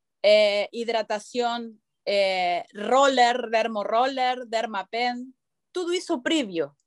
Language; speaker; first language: Portuguese; non-native, learner; Spanish